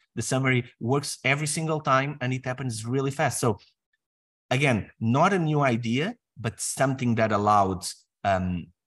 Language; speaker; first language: English; non-native, fluent; Portuguese